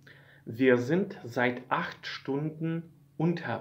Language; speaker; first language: German; non-native, fluent; Polish